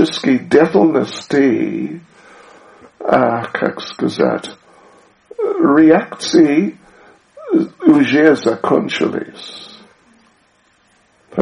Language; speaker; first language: Russian; non-native, learner; English